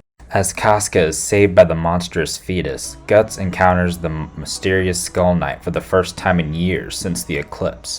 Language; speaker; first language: English; native; English